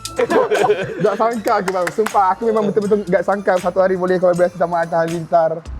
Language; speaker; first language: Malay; native; Malay